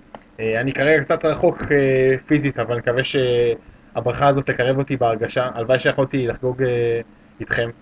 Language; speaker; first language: Hebrew; native; Hebrew